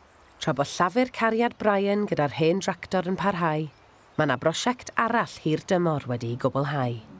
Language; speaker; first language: Welsh; native; Welsh